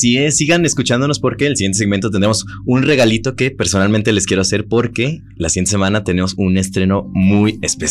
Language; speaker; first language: Spanish; native; Spanish